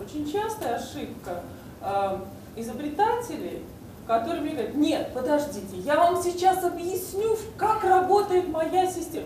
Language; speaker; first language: Russian; native; Russian